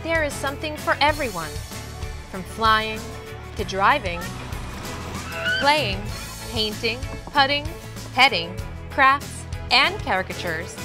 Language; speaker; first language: English; native; English